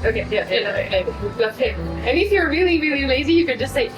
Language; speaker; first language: English; non-native, fluent; French